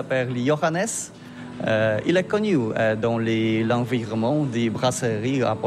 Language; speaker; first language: French; non-native, learner; Polish